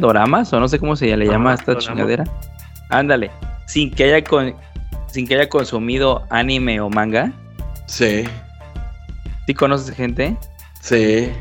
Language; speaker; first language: Spanish; native; Spanish